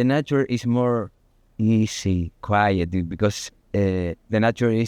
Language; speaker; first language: English; non-native, learner; Spanish